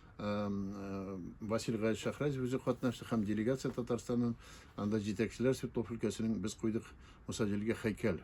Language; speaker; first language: Tatar; native; Tatar